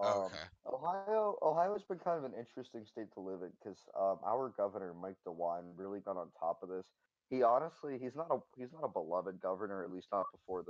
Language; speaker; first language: English; native; English